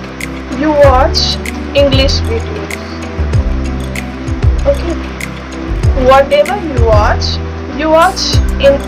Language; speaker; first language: English; non-native, learner; Hindi